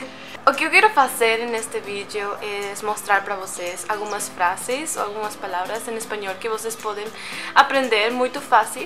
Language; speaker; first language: Portuguese; non-native, learner; Spanish